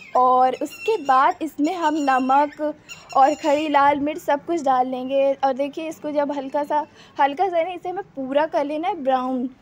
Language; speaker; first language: Hindi; native; Hindi